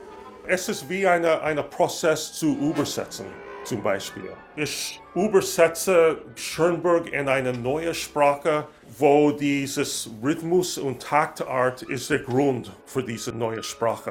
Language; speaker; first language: German; non-native, learner; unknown